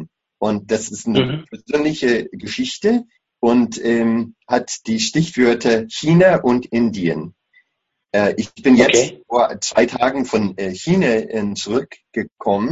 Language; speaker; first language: German; non-native, fluent; English